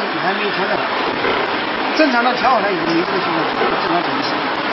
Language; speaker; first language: Chinese; native; Chinese